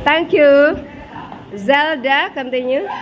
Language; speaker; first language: English; non-native, fluent; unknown